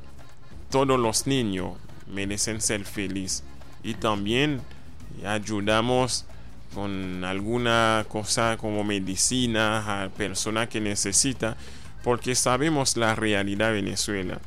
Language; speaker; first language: Spanish; non-native, fluent; Haitian Creole